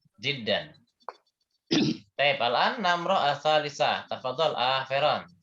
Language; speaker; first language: Arabic; non-native, fluent; Indonesian